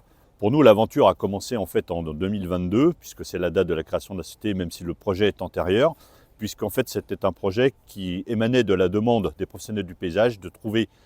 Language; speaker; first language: French; native; French